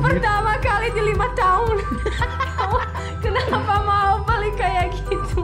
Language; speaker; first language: Indonesian; non-native, learner; English